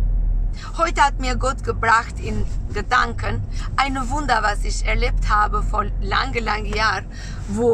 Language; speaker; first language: German; non-native, learner; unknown